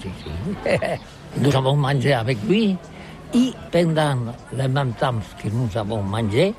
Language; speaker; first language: French; non-native, learner; Catalan